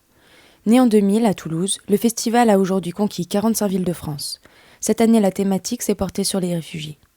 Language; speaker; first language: French; native; French